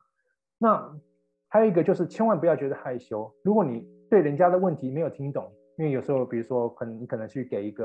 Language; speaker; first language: Chinese; native; Chinese